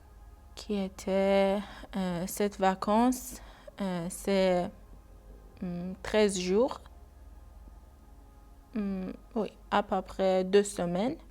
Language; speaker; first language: French; non-native, learner; Persian